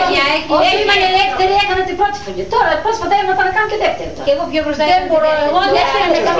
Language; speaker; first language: Greek; native; Greek